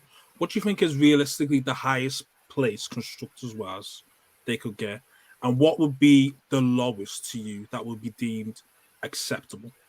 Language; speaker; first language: English; native; English